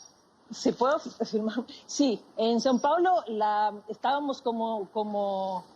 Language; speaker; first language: Spanish; non-native, fluent; Portuguese